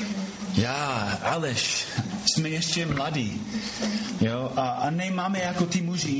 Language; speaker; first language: Czech; non-native, fluent; English